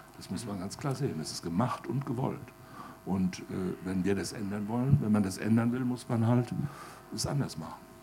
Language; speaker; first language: German; native; German